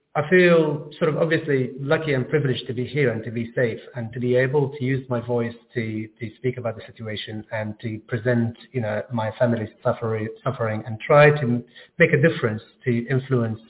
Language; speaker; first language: English; non-native, fluent; Arabic